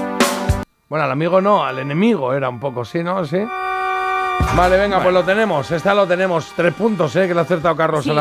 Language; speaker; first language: Spanish; native; Spanish